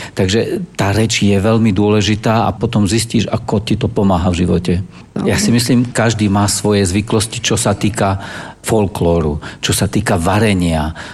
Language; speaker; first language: Slovak; non-native, local second language; German